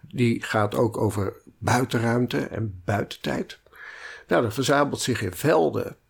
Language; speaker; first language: Dutch; native; Dutch